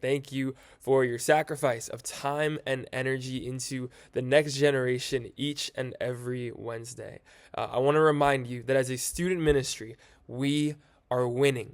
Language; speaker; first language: English; native; English